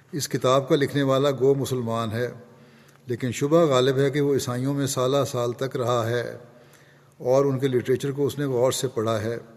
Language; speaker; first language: Urdu; native; Urdu